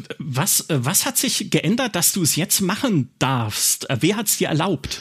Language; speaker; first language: German; native; German